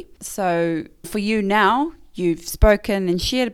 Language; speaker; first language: English; native; English